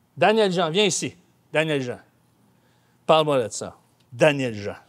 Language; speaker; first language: French; native; French